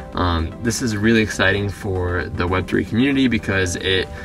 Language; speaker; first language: English; native; English